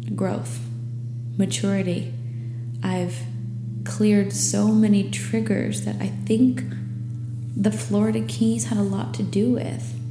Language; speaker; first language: English; native; English